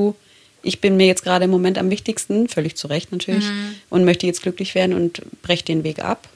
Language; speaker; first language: German; native; German